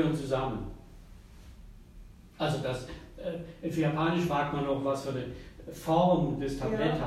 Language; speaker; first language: German; native; German